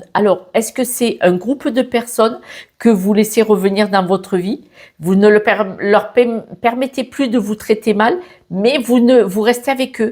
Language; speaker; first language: French; native; French